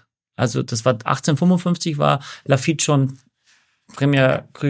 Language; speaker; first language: German; native; German